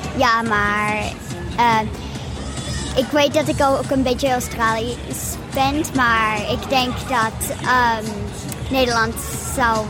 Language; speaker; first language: Dutch; early bilingual, heritage; Dutch